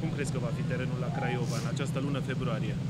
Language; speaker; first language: Romanian; native; Romanian